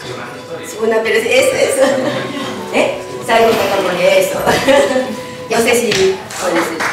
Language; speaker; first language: Spanish; non-native, learner; Japanese